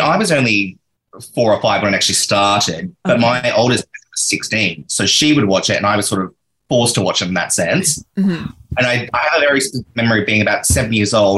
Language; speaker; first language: English; native; English